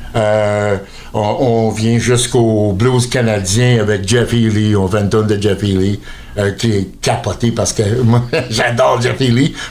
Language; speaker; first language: French; native; French